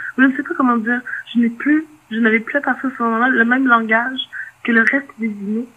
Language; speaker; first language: French; non-native, local second language; Innu-aimun